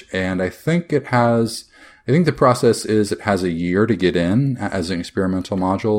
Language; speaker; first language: English; native; English